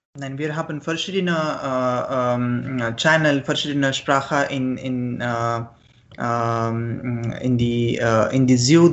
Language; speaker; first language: German; non-native, learner; Marathi